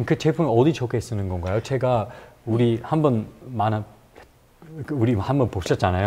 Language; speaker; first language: Korean; non-native, learner; English